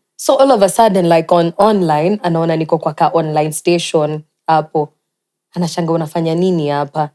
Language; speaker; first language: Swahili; native; Swahili